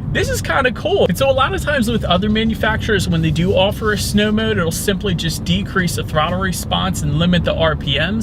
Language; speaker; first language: English; native; English